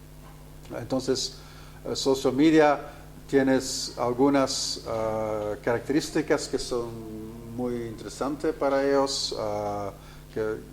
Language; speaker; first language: Spanish; non-native, fluent; Dutch